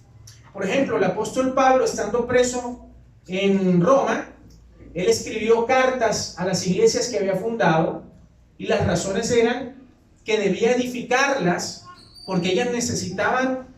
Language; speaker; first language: Spanish; native; Spanish